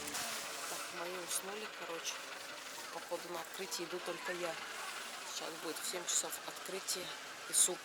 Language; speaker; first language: Russian; native; Russian